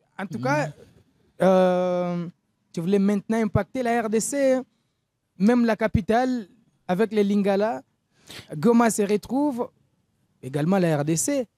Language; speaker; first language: French; native; French